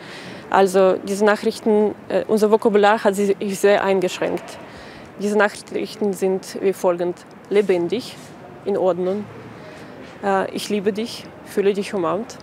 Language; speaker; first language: German; non-native, fluent; Ukrainian